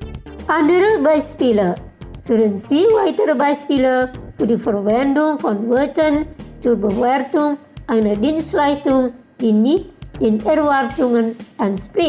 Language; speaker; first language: German; non-native, learner; Indonesian